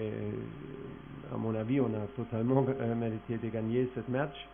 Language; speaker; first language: French; non-native, fluent; German